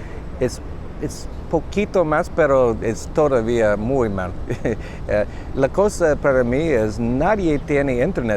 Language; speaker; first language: Spanish; non-native, learner; English